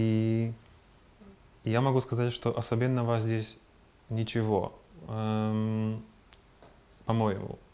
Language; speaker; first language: Russian; non-native, fluent; Polish